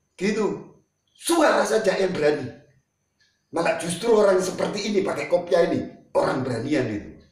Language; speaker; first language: Malay; non-native, local second language; Buginese